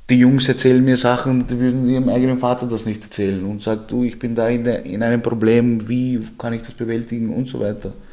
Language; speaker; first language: German; early bilingual, other home language; Georgian